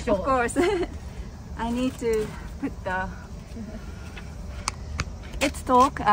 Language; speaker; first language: English; non-native, fluent; Japanese